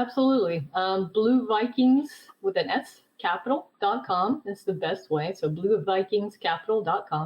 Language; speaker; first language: English; native; English